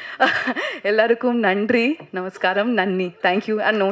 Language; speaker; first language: Tamil; non-native, learner; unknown